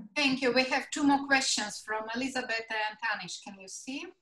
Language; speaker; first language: English; non-native, fluent; Latvian